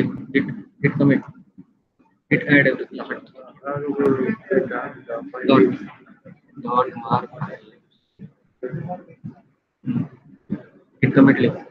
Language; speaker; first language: Hindi; native; Hindi